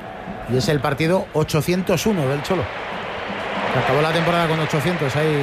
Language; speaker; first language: Spanish; native; Spanish